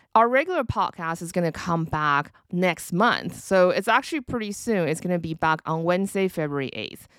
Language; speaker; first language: English; early bilingual, other home language; Chinese